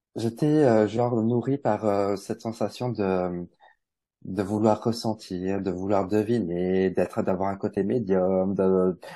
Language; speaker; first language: French; native; French